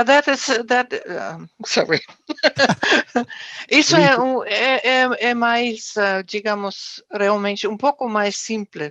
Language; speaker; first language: Portuguese; non-native, fluent; German